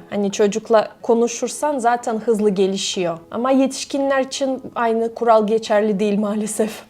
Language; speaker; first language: Turkish; non-native, fluent; Russian